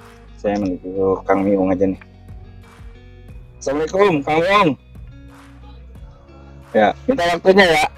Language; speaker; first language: Indonesian; native; Indonesian